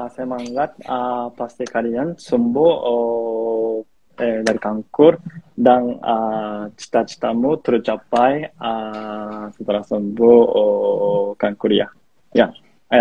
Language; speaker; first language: Indonesian; non-native, fluent; Japanese